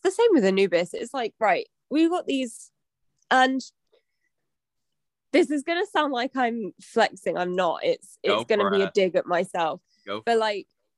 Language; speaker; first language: English; native; English